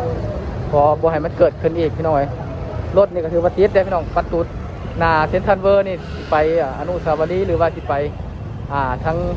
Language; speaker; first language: Thai; non-native, local second language; Lao